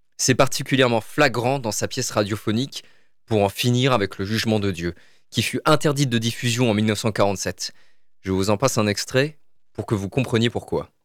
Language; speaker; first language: French; native; French